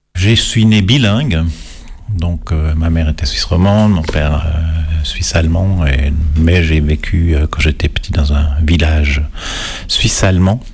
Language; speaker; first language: French; native; French